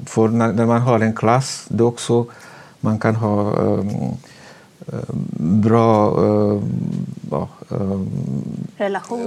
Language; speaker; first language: Swedish; non-native, fluent; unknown